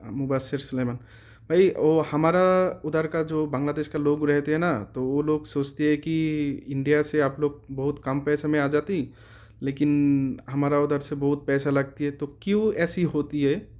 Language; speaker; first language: Hindi; non-native, learner; Bangla